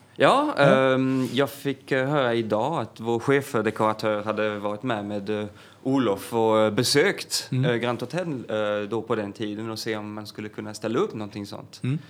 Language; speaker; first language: Swedish; early bilingual, heritage; French